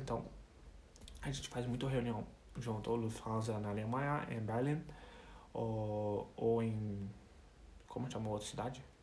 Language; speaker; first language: Portuguese; non-native, fluent; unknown